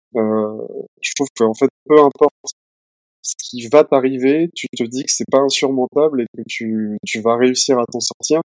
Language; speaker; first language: French; native; French